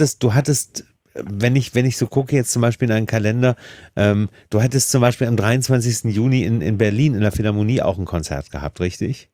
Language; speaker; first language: German; native; German